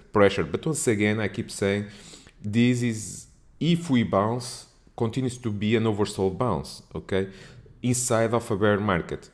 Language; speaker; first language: English; non-native, fluent; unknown